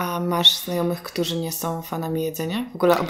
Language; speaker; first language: Polish; native; Polish